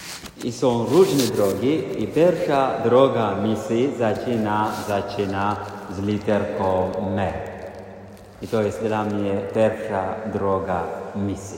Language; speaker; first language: Polish; non-native, fluent; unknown